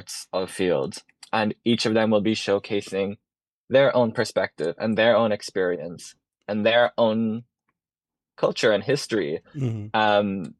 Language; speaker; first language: English; native; English